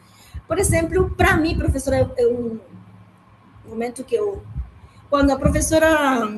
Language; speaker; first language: Portuguese; non-native, learner; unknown